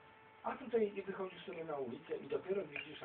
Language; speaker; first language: Polish; native; Polish